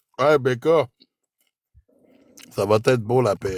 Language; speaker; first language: French; native; French